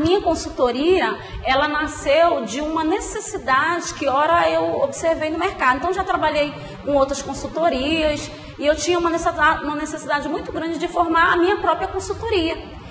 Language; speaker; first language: Portuguese; native; Portuguese